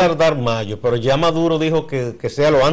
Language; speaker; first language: Spanish; native; Spanish